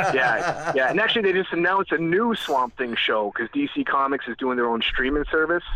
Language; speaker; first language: English; native; English